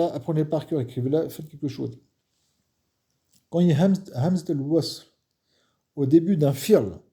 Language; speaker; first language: French; non-native, fluent; Arabic